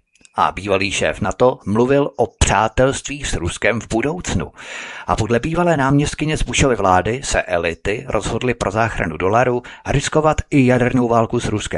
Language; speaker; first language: Czech; native; Czech